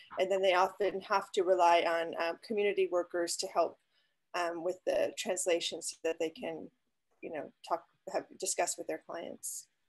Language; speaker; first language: English; native; English